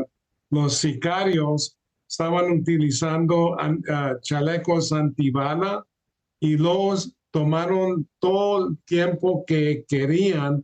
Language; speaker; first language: Spanish; early bilingual, heritage; Spanish